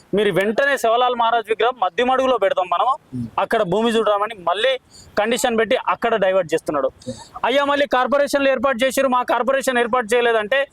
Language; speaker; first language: Telugu; non-native, local second language; Lambadi